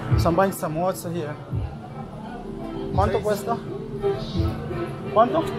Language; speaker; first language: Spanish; non-native, learner; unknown